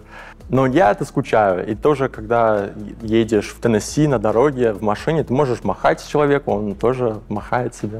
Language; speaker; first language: Russian; early bilingual, heritage; English